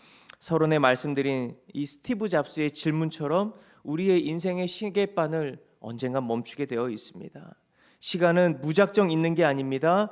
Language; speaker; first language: Korean; native; Korean